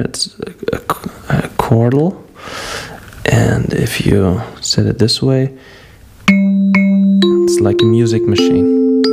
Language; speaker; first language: English; non-native, fluent; German